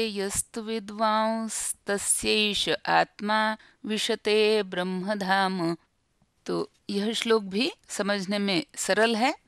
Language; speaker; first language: Hindi; non-native, local second language; Marathi